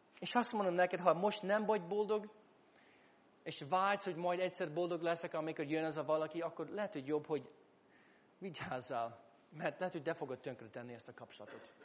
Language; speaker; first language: Hungarian; non-native, fluent; English